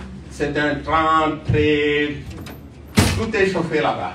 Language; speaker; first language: French; non-native, local second language; Luba-Lulua